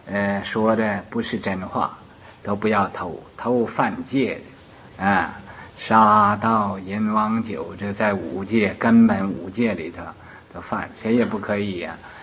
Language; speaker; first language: Chinese; native; Chinese